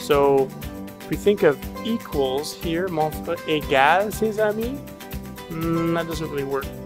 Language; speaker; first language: English; native; English